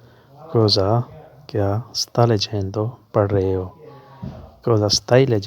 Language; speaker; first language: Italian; non-native, learner; Urdu